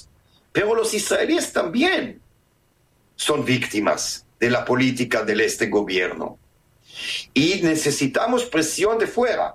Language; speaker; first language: Spanish; non-native, fluent; Hebrew